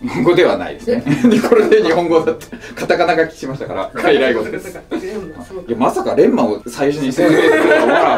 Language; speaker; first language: Japanese; native; Japanese